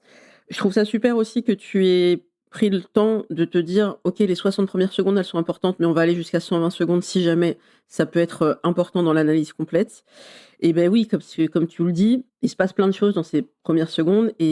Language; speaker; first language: French; native; French